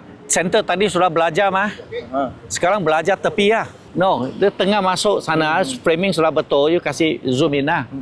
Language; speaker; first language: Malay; non-native, local second language; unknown